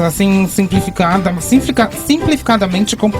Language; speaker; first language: Portuguese; native; Portuguese